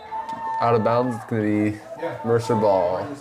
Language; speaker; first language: English; native; English